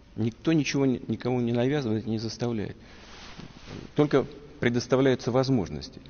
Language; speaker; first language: Russian; native; Russian